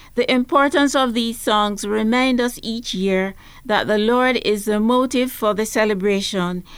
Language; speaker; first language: English; native; English